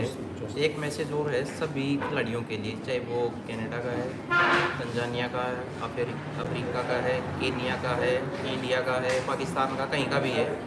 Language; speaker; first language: Hindi; native; Hindi